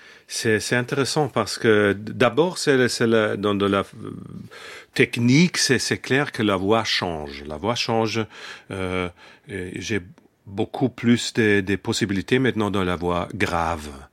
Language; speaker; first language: French; non-native, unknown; German